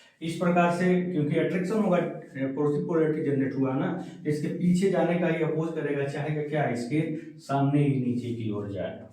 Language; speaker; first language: Hindi; native; Hindi